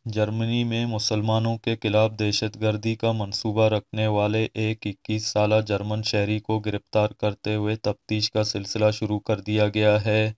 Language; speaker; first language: Urdu; non-native, local second language; Baluchi